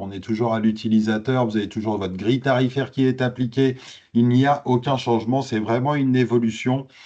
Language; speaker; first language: French; native; French